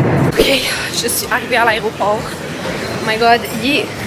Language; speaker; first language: French; native; French